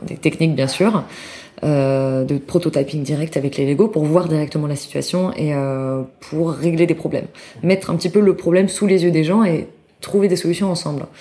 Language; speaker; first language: French; native; French